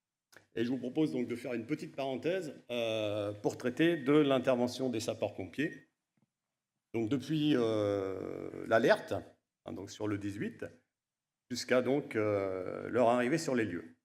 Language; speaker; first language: French; native; French